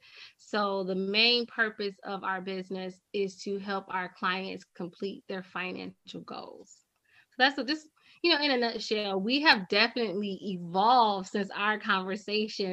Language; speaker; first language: English; native; English